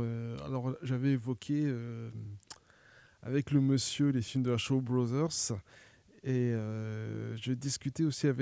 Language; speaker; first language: French; native; French